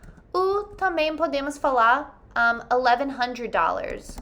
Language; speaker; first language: Portuguese; non-native, fluent; English